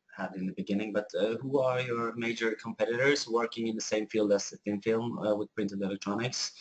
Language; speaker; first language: English; non-native, fluent; Norwegian